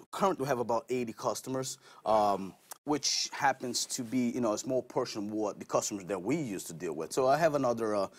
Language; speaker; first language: English; non-native, fluent; Portuguese